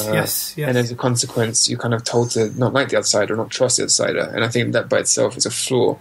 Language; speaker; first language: English; native; English